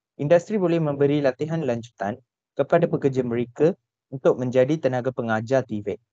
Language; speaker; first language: Malay; non-native, local second language; Tamil